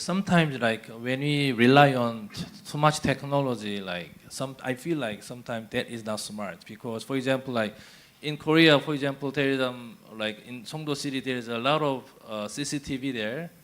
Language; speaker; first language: English; non-native, fluent; Korean